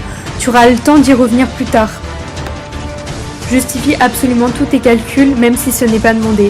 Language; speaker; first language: French; native; French